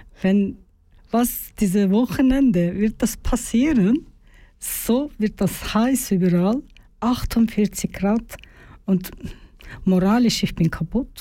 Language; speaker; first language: German; non-native, learner; Turkish